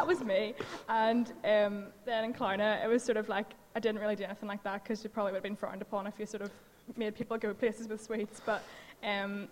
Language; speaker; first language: English; native; English